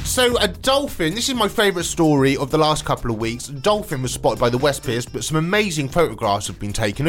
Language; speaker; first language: English; native; English